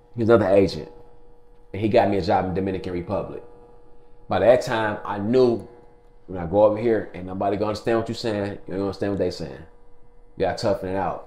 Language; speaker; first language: English; native; English